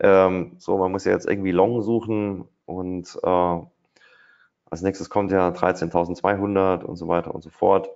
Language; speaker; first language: German; native; German